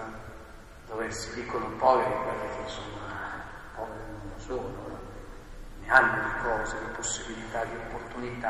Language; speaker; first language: Italian; native; Italian